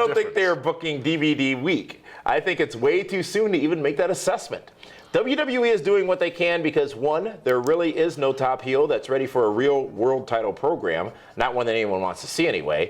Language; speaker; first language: English; native; English